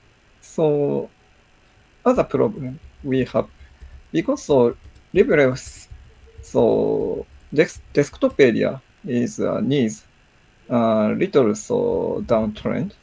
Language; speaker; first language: English; non-native, learner; Japanese